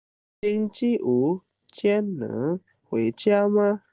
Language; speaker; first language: Chinese; non-native, learner; Indonesian